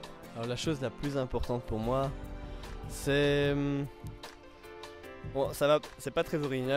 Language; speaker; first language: French; native; French